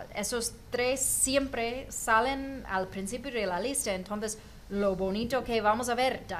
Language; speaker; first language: Spanish; non-native, fluent; English